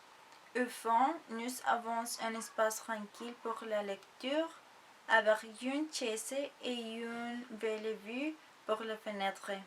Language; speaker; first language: French; non-native, learner; Spanish